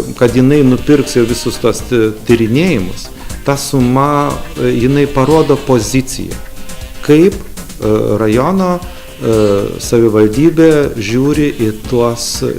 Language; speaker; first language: Lithuanian; native; Lithuanian